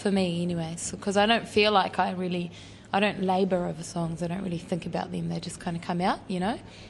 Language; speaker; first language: English; native; English